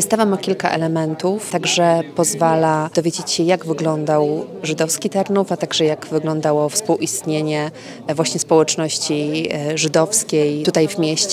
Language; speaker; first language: Polish; native; Polish